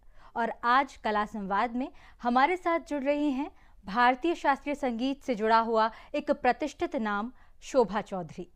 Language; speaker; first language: Hindi; native; Hindi